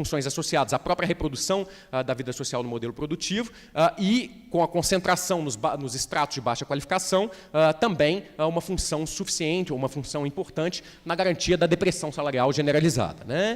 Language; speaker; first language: Portuguese; native; Portuguese